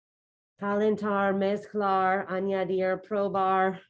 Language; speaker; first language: Spanish; non-native, learner; English